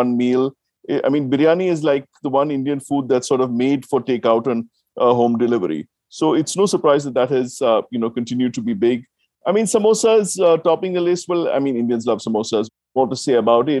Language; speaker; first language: English; non-native, local second language; Tamil